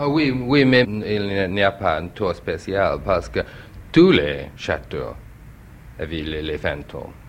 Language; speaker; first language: French; non-native, learner; English